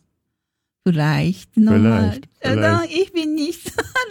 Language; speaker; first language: German; non-native, learner; Japanese